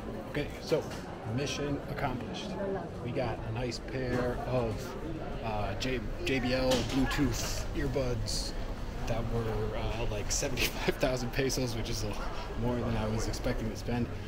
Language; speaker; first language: English; native; English